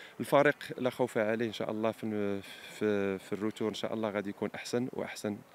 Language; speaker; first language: Arabic; native; Arabic